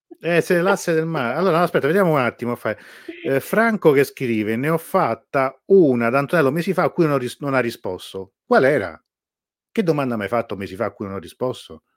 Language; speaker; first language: Italian; native; Italian